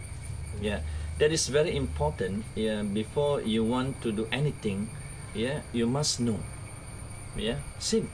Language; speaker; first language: English; non-native, fluent; Malay